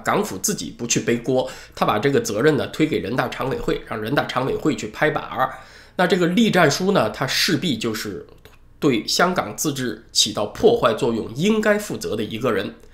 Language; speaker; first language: Chinese; native; Chinese